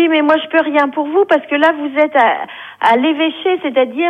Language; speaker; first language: French; native; French